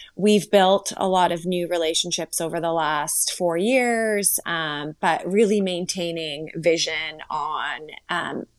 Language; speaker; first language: English; early bilingual, other home language; Slovak